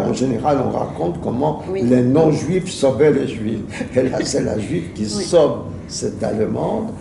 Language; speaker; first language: French; non-native, fluent; Yiddish